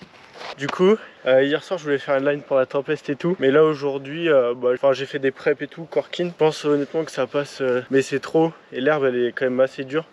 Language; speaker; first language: French; native; French